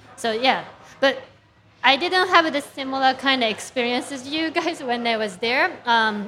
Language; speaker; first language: English; non-native, fluent; Japanese